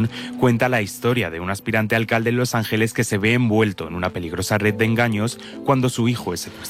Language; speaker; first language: Spanish; native; Spanish